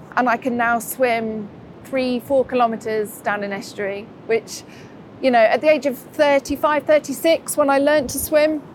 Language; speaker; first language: English; native; English